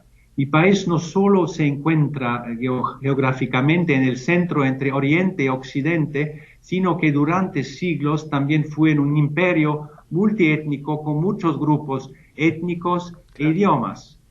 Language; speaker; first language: Spanish; non-native, fluent; German